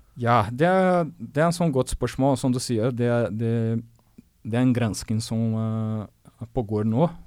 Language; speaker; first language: Norwegian; non-native, fluent; Portuguese